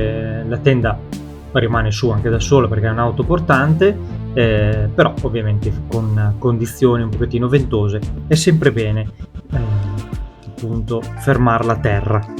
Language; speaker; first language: Italian; native; Italian